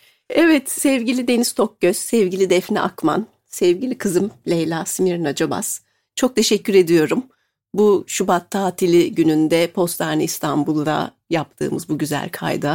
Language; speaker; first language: Turkish; native; Turkish